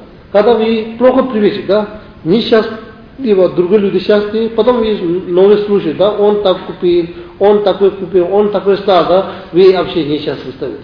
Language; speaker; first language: Russian; non-native, learner; Tibetan